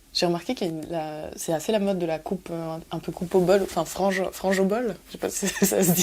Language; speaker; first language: French; native; French